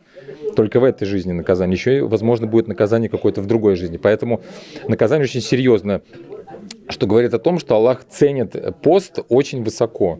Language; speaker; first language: Russian; native; Russian